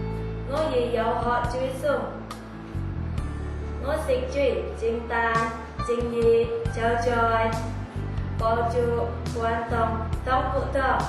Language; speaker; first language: Cantonese; non-native, learner; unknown